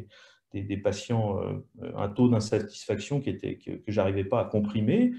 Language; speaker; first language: French; native; French